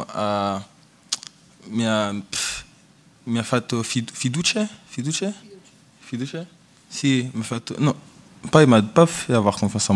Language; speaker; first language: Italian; non-native, learner; French